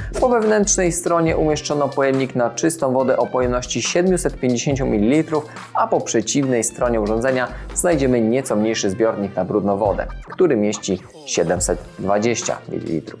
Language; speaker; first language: Polish; native; Polish